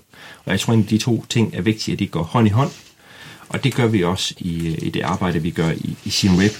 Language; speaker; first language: Danish; native; Danish